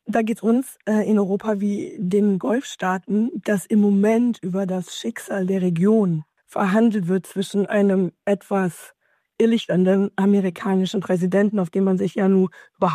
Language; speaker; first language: German; native; German